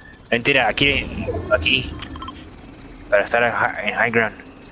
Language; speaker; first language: Spanish; early bilingual, heritage; Spanish